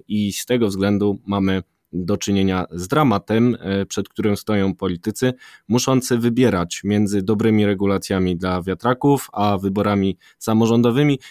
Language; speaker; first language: Polish; native; Polish